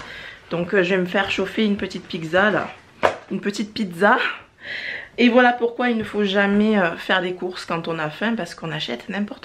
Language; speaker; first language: French; native; French